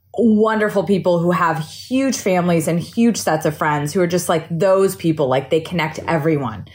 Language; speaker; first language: English; native; English